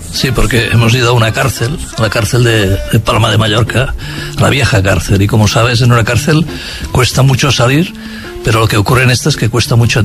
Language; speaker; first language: Spanish; native; Spanish